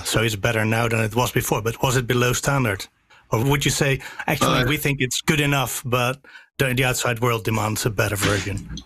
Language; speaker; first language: English; non-native, fluent; Dutch